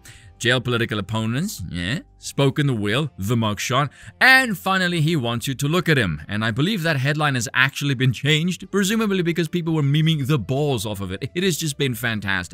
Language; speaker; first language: English; native; English